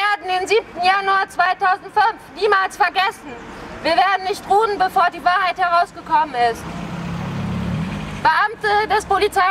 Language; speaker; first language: German; native; German